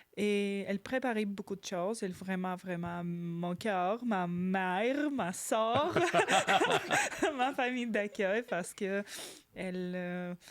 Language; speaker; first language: French; non-native, learner; Ukrainian